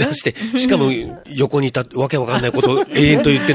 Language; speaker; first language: Japanese; native; Japanese